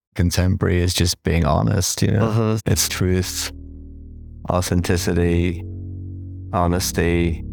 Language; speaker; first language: English; native; English